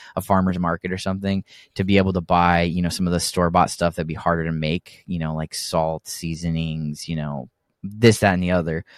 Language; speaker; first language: English; native; English